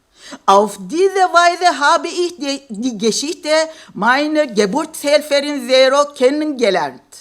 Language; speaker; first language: German; non-native, fluent; Kurdish